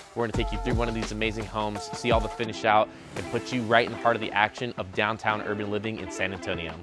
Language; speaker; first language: English; native; English